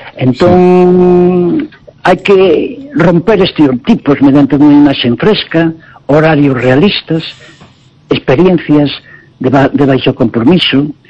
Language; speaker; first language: Galician; native; Galician